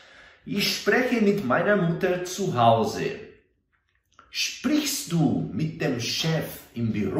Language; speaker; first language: German; non-native, fluent; Portuguese